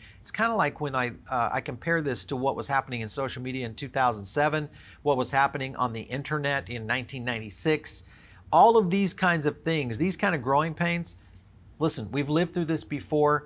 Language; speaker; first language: English; native; English